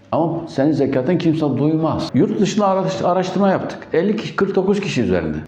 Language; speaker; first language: Turkish; native; Turkish